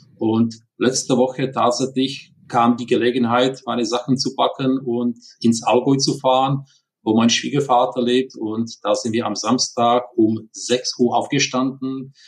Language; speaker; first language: German; non-native, fluent; Czech